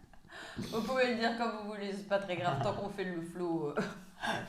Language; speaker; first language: French; native; French